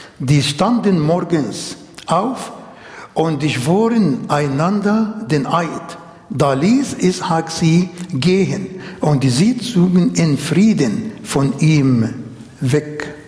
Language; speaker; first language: German; non-native, learner; Arabic